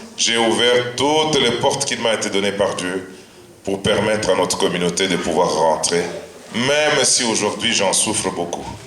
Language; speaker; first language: French; non-native, local second language; Luba-Lulua